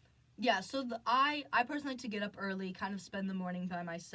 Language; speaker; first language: English; native; English